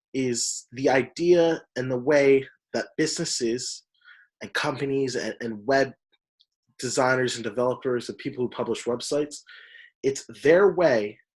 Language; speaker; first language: English; native; English